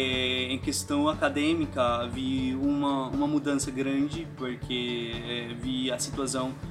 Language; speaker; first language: Portuguese; non-native, fluent; Spanish